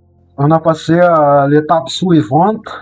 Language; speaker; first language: French; non-native, local second language; Malagasy